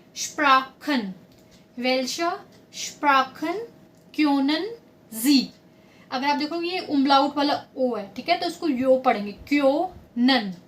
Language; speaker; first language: Hindi; native; Hindi